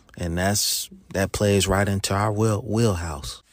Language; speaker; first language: English; native; English